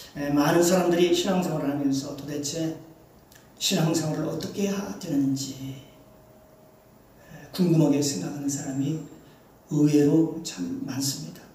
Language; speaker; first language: Korean; native; Korean